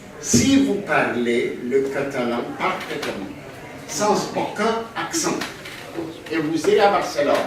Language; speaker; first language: French; non-native, fluent; Greek